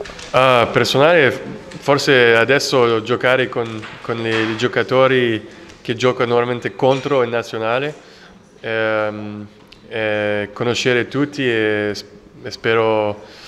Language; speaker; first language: Italian; non-native, learner; French